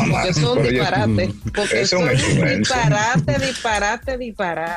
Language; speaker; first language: Spanish; native; Spanish